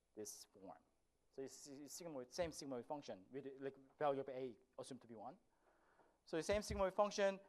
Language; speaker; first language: English; non-native, fluent; Korean